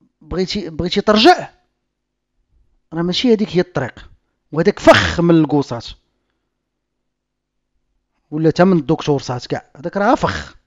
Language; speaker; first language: Arabic; native; Arabic